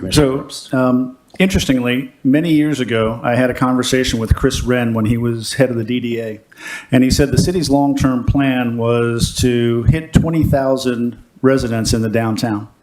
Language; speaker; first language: English; native; English